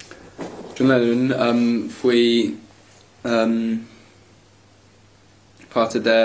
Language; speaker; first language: Spanish; non-native, learner; English